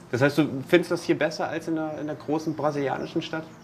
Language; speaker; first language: German; native; German